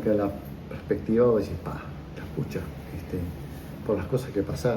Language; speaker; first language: Spanish; native; Spanish